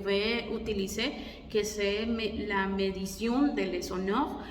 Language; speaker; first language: French; non-native, learner; Spanish